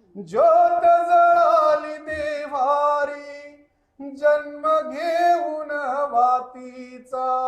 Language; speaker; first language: Marathi; native; Marathi